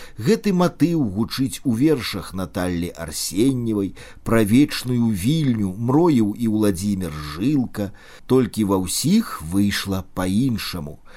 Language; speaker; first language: Belarusian; native; Belarusian